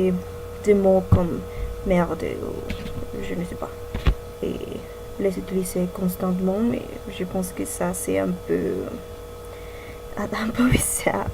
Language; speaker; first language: French; non-native, learner; Spanish